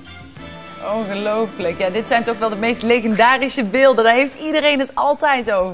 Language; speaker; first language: Dutch; native; Dutch